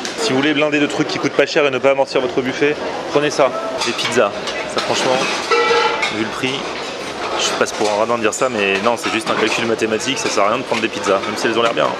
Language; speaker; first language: French; native; French